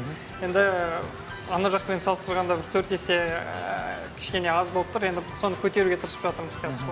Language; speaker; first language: Kazakh; native; Kazakh